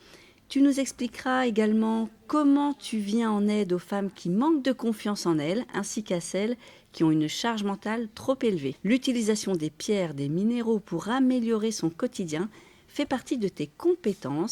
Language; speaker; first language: French; native; French